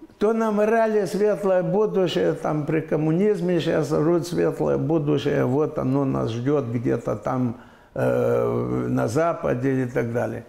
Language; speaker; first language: Russian; native; Russian